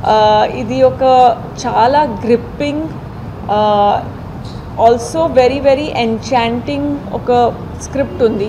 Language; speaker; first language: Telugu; non-native, learner; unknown